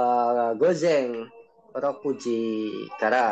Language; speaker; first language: Japanese; non-native, learner; Indonesian